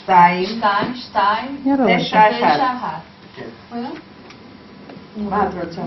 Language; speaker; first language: Hebrew; non-native, fluent; Polish